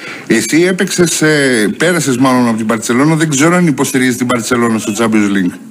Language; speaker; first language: Greek; native; Greek